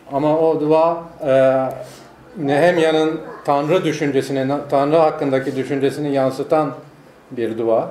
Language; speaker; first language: Turkish; native; Turkish